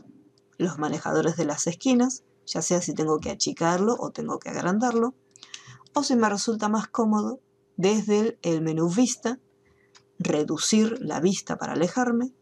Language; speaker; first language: Spanish; native; Spanish